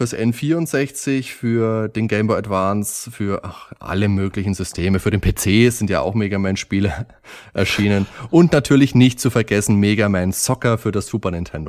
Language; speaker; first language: German; native; German